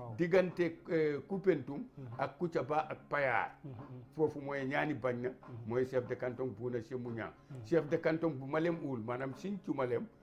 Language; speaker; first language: Wolof; non-native, local second language; Bambara